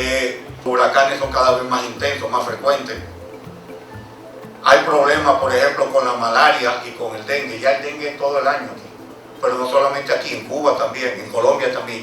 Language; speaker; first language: Spanish; native; Spanish